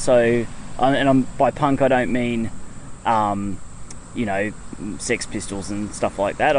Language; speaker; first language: English; native; English